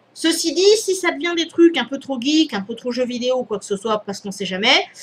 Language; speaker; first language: French; native; French